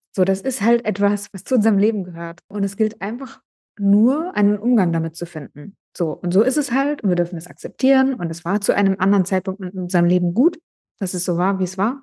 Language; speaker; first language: German; native; German